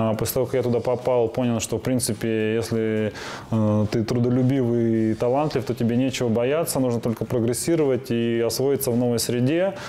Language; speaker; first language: Russian; native; Russian